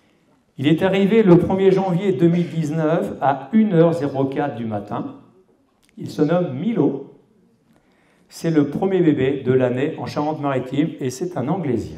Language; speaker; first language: French; native; French